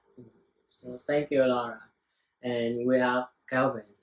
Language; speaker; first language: English; non-native, learner; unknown